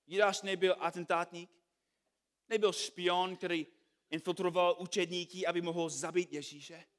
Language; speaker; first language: Czech; non-native, fluent; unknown